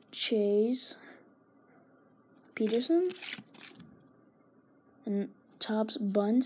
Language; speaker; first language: English; native; English